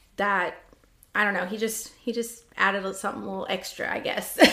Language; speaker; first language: English; native; English